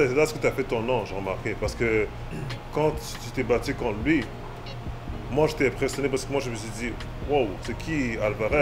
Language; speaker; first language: French; native; French